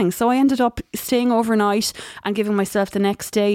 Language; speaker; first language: English; native; English